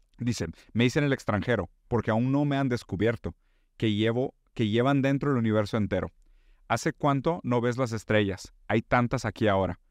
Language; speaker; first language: Spanish; non-native, fluent; Portuguese